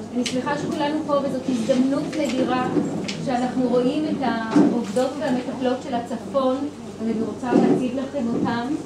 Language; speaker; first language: Hebrew; native; Hebrew